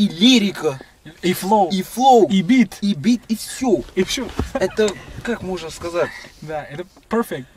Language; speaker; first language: Russian; non-native, learner; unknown